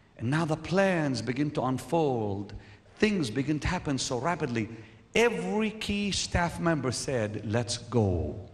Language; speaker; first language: English; non-native, fluent; Arabic